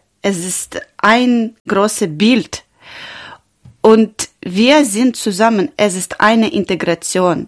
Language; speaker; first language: German; non-native, learner; Ukrainian